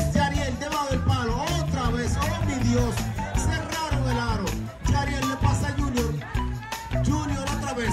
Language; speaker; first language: Spanish; native; Spanish